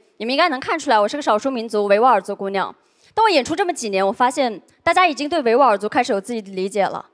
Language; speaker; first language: Chinese; non-native, local second language; Uyghur